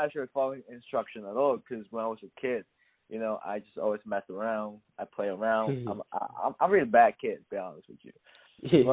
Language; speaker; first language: English; non-native, local second language; Cantonese